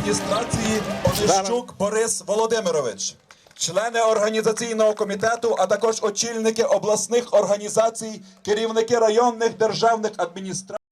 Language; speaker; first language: Ukrainian; native; Ukrainian